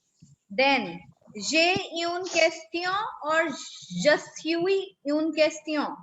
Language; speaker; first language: French; non-native, fluent; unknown